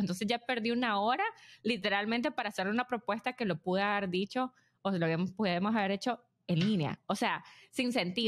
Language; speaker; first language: Spanish; native; Spanish